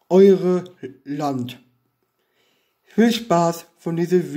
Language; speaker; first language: German; non-native, learner; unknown